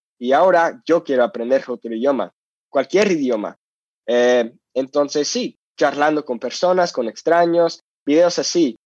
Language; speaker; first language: Spanish; non-native, fluent; English